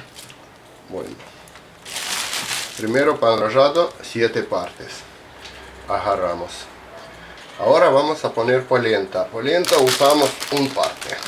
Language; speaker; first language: Spanish; non-native, fluent; Russian